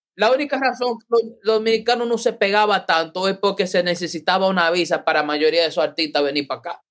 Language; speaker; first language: Spanish; early bilingual, heritage; Spanish